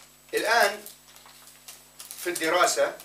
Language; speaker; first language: Arabic; non-native, fluent; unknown